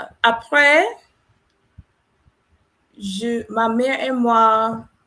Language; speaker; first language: French; non-native, learner; English